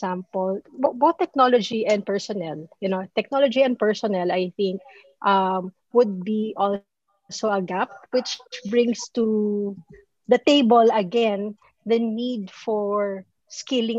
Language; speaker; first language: English; non-native, local second language; Filipino